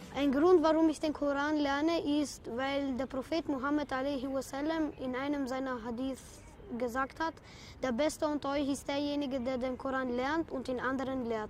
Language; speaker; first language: German; early bilingual, other home language; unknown